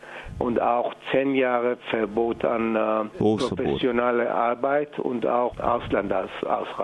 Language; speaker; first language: German; non-native, fluent; Persian